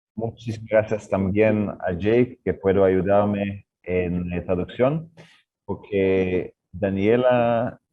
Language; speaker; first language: Spanish; non-native, learner; Hebrew